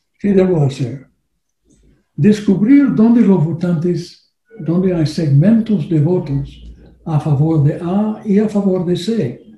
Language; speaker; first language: Spanish; non-native, learner; English